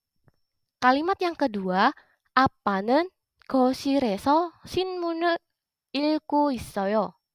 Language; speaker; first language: Korean; non-native, fluent; Indonesian